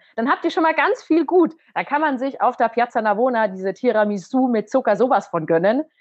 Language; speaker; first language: German; native; German